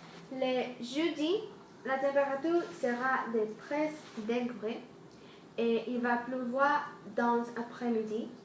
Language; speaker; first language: French; non-native, learner; Spanish